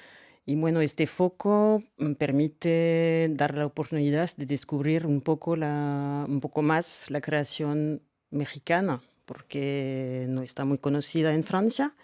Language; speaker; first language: Spanish; non-native, fluent; French